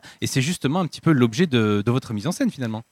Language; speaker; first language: French; native; French